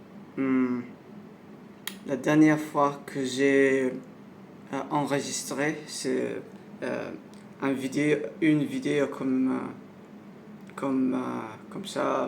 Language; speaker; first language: French; non-native, learner; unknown